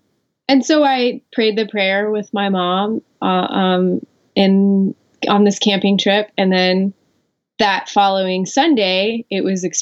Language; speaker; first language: English; native; English